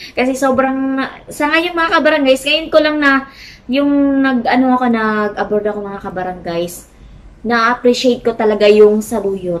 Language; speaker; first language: Filipino; non-native, local second language; Cebuano